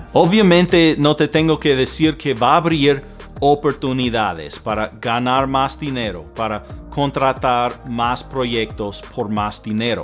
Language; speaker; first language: Spanish; non-native, fluent; English